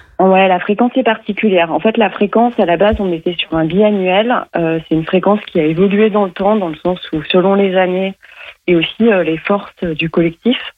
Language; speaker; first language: French; native; French